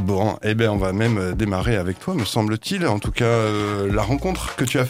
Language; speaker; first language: French; native; French